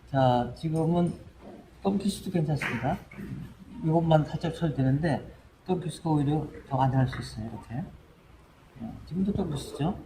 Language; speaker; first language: Korean; native; Korean